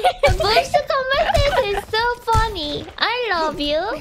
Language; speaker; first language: English; non-native, learner; Korean